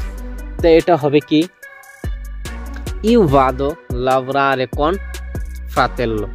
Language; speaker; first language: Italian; non-native, learner; Bangla